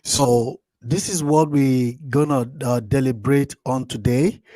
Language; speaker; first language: English; non-native, local second language; Yoruba